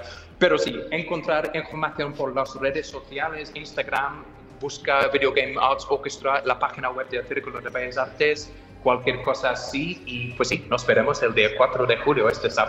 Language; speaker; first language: Spanish; non-native, fluent; English